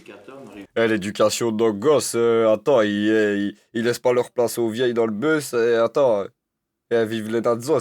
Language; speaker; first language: French; native; French